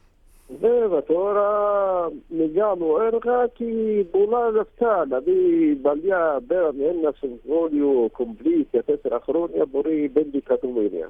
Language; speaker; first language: Greek; non-native, learner; Arabic